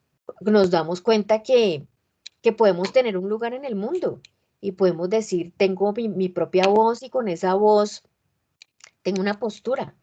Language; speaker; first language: Spanish; native; Spanish